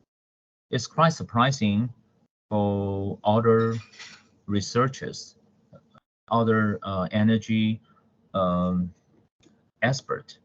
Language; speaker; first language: English; non-native, fluent; Chinese